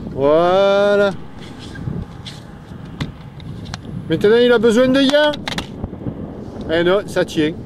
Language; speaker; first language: French; native; French